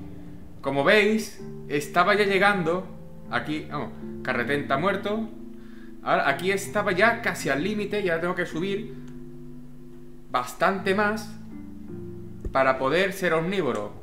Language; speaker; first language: Spanish; native; Spanish